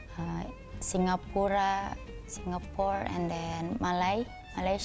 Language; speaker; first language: English; non-native, learner; Indonesian